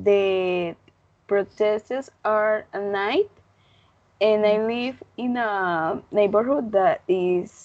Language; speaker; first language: English; non-native, learner; Spanish